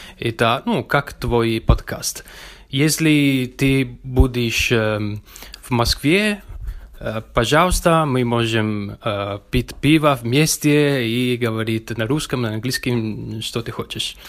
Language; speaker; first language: Russian; non-native, learner; Italian